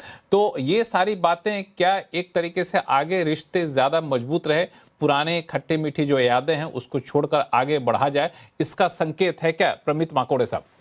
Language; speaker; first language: Hindi; native; Hindi